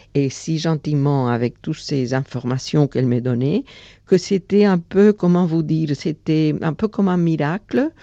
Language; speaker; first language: French; non-native, fluent; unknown